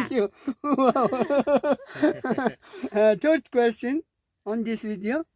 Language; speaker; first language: English; non-native, learner; Mongolian